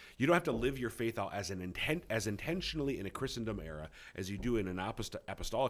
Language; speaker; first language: English; native; English